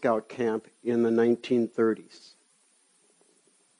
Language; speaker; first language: English; native; English